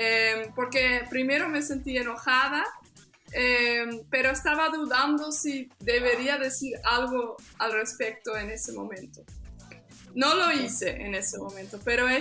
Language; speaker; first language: Spanish; non-native, fluent; Dutch